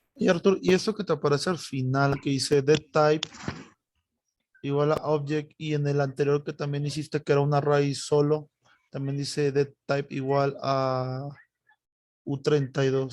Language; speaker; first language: Spanish; native; Spanish